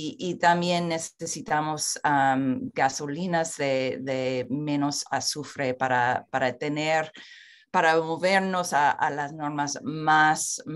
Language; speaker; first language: Spanish; non-native, fluent; English